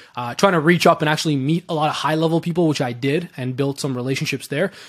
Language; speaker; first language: English; early bilingual, other home language; Persian